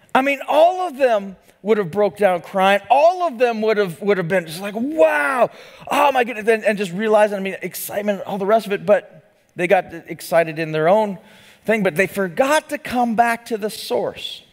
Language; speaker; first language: English; native; English